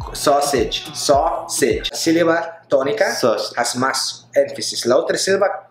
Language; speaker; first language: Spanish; non-native, learner; English